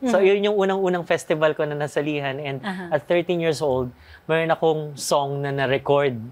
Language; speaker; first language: Filipino; native; Filipino